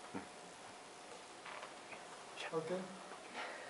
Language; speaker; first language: English; non-native, fluent; Chinese